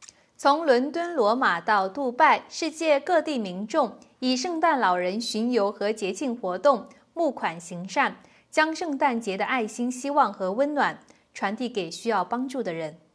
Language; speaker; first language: Chinese; native; Chinese